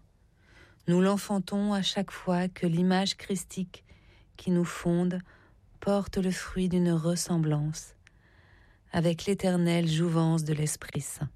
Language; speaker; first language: French; native; French